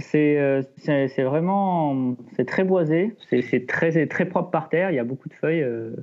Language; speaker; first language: French; native; French